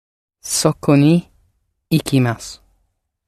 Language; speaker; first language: Japanese; non-native, learner; English